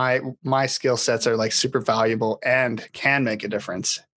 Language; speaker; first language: English; native; English